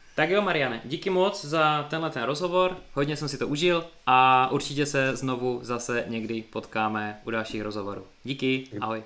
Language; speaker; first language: Czech; native; Czech